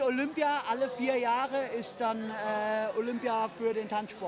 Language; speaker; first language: German; native; German